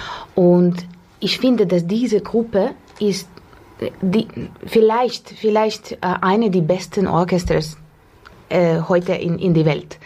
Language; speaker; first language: German; non-native, learner; Estonian